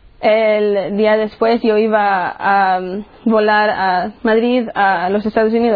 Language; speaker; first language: Spanish; early bilingual, heritage; English